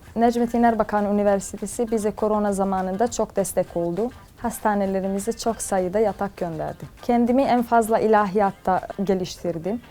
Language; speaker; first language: Turkish; non-native, fluent; Serbian